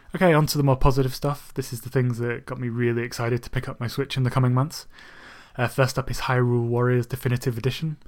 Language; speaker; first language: English; native; English